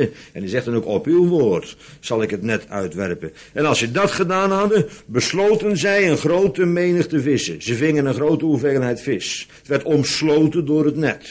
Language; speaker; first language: Dutch; native; Dutch